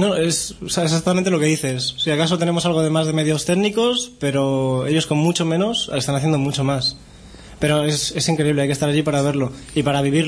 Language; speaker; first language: Spanish; native; Spanish